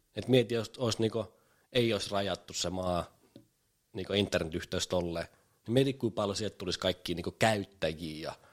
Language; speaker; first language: Finnish; native; Finnish